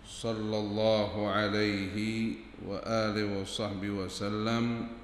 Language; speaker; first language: Indonesian; native; Indonesian